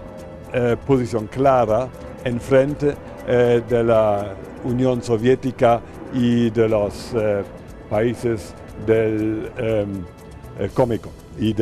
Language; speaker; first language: Spanish; non-native, fluent; German